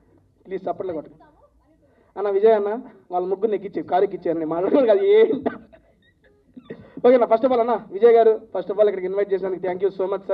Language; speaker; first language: Telugu; native; Telugu